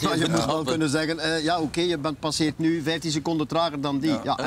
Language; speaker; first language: Dutch; native; Dutch